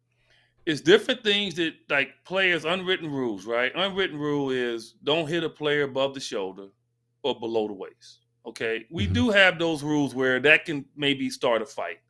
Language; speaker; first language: English; native; English